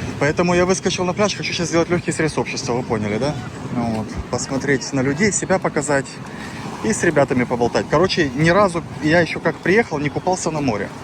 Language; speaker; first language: Russian; native; Russian